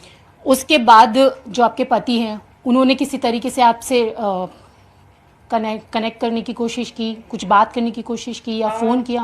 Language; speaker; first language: Hindi; native; Hindi